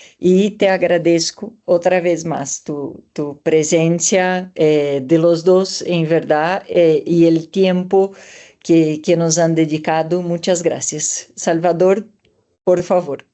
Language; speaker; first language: Spanish; non-native, fluent; Portuguese